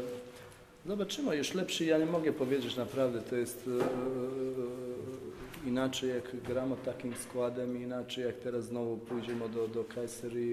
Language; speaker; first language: Polish; non-native, fluent; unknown